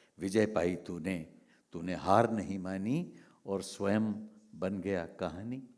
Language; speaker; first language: Hindi; native; Hindi